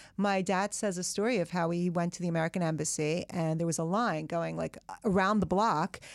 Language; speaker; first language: English; early bilingual, other home language; Persian